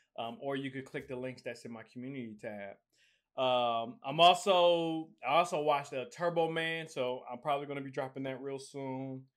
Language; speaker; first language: English; native; English